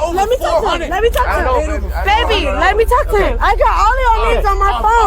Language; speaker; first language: English; native; English